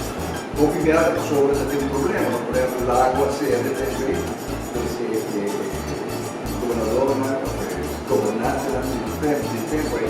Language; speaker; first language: Portuguese; non-native, learner; Papiamento